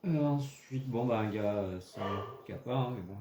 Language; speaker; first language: French; native; French